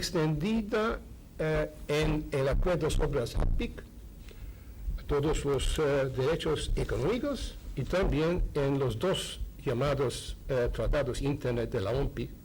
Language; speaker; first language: Spanish; non-native, fluent; Hungarian